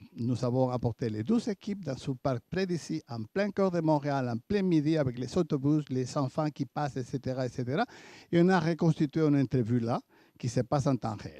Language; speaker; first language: French; native; French